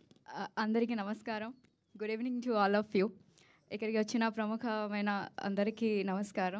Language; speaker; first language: Telugu; non-native, learner; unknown